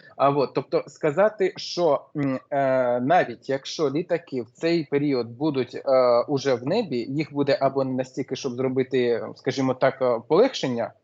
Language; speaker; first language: Ukrainian; non-native, local second language; Russian